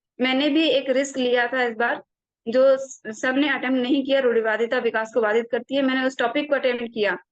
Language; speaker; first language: Hindi; native; Hindi